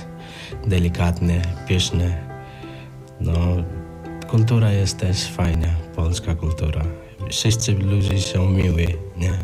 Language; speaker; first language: Polish; non-native, learner; Nepali